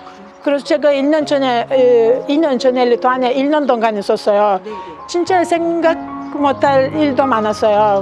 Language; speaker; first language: Korean; non-native, learner; Lithuanian